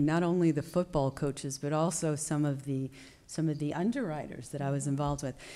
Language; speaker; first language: English; native; English